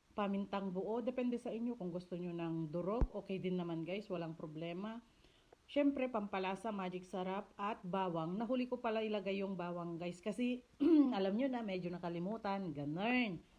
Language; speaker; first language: Filipino; native; Filipino